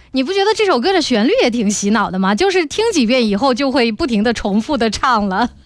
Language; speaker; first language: Chinese; native; Chinese